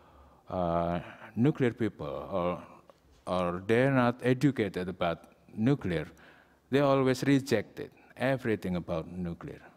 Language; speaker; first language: English; non-native, learner; Indonesian